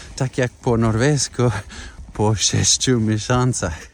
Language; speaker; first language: Polish; non-native, learner; English